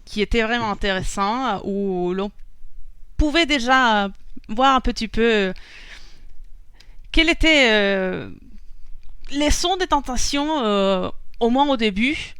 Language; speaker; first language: French; non-native, fluent; Spanish